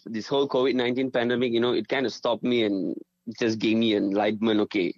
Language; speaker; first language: English; non-native, local second language; Tamil